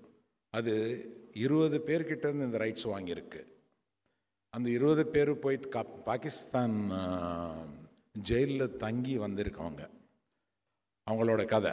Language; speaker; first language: Tamil; non-native, local second language; Telugu